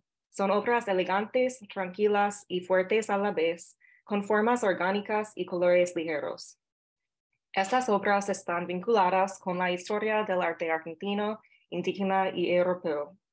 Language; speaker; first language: Spanish; non-native, fluent; English